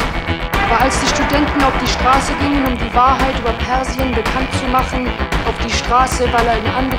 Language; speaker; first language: German; native; German